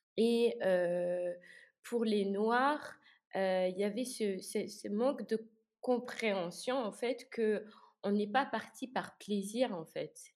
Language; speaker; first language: French; native; French